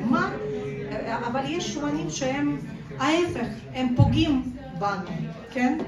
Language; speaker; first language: Hebrew; non-native, fluent; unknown